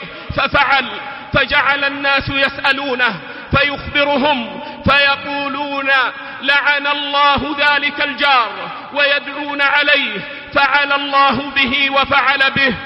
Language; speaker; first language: Arabic; native; Arabic